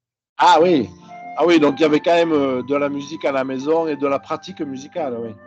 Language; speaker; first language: French; native; French